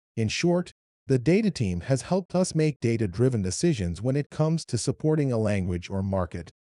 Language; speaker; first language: English; non-native, fluent; Arabic